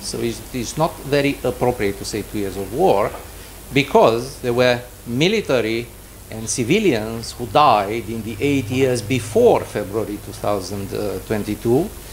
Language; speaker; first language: English; non-native, fluent; Romanian